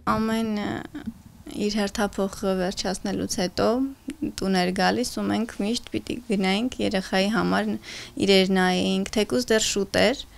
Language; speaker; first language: Armenian; native; Armenian